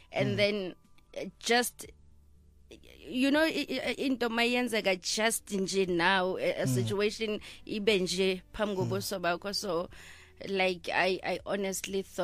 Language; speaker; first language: English; non-native, local second language; Zulu